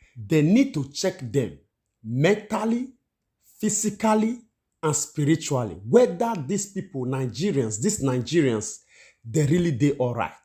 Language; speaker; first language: Nigerian Pidgin; non-native, local second language; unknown